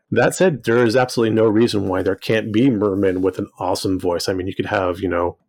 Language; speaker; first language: English; native; English